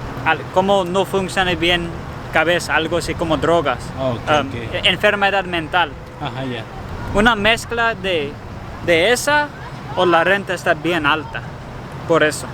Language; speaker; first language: Spanish; non-native, learner; English